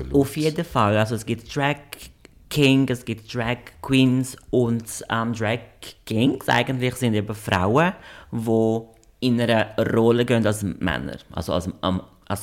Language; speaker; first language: German; non-native, fluent; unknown